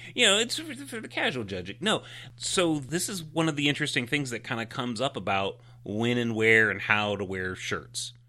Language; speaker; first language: English; native; English